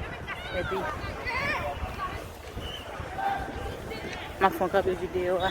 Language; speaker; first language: French; non-native, learner; Haitian Creole